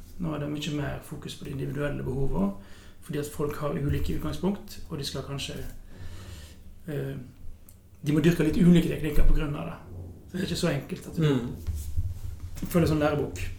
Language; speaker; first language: Norwegian; native; Norwegian